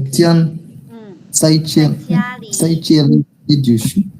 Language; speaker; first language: Chinese; non-native, learner; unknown